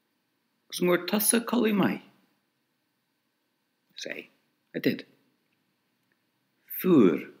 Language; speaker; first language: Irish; non-native, local second language; English